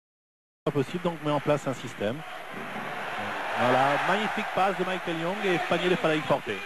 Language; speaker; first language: French; native; French